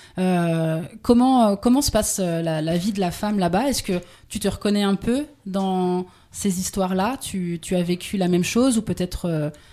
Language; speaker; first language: French; native; French